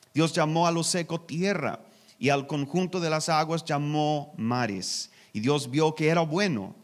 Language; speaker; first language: Spanish; non-native, learner; English